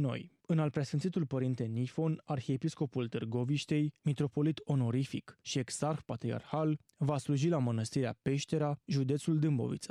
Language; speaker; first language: Romanian; native; Romanian